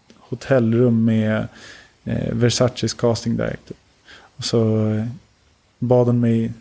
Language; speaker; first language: Swedish; early bilingual, other home language; Lithuanian